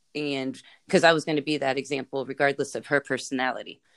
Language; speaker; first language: English; native; English